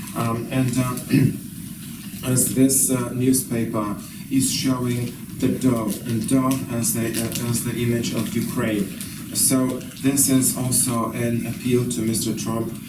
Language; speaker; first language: English; non-native, fluent; Ukrainian